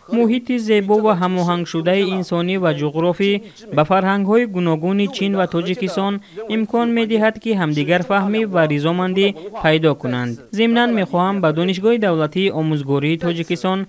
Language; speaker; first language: Tajik; non-native, learner; Chinese